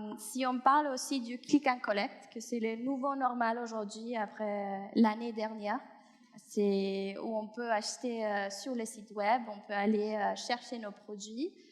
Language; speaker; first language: French; non-native, fluent; Spanish